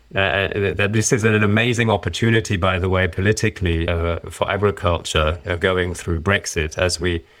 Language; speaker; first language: English; early bilingual, other home language; German